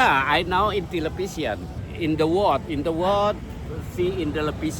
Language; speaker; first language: English; non-native, learner; Indonesian